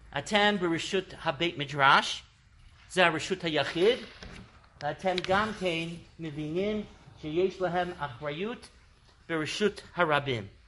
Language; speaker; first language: Hebrew; non-native, fluent; English